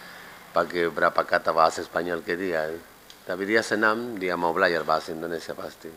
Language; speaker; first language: Indonesian; non-native, fluent; Spanish